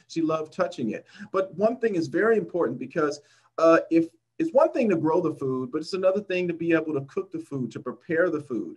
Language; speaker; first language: English; native; English